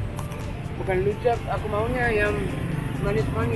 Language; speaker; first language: Indonesian; non-native, learner; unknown